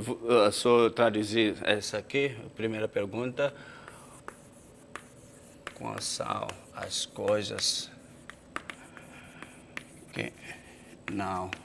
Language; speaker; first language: Portuguese; non-native, fluent; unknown